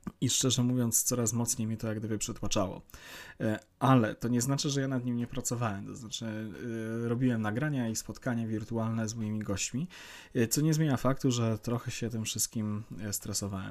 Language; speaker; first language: Polish; native; Polish